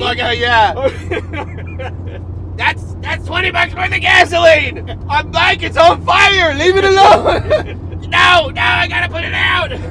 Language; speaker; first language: English; native; English